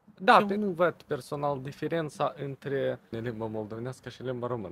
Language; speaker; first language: Romanian; non-native, local second language; Russian